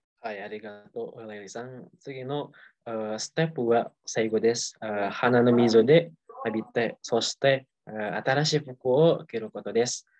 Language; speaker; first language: Japanese; non-native, learner; Indonesian